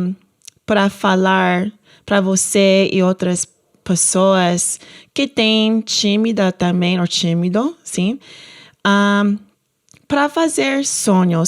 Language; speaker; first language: Portuguese; non-native, learner; English